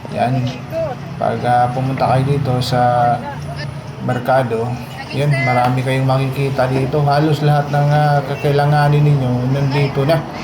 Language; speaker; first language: Filipino; non-native, local second language; Cebuano